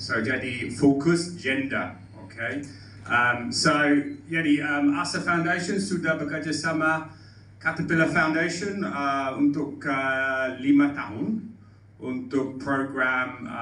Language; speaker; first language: Indonesian; non-native, learner; English